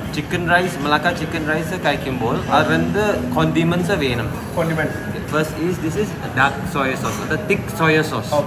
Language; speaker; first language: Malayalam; early bilingual, heritage; Malayalam